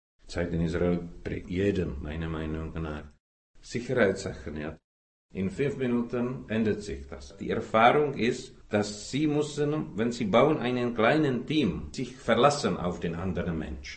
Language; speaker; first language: German; non-native, fluent; Czech